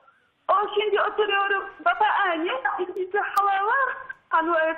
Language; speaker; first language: Turkish; non-native, learner; Russian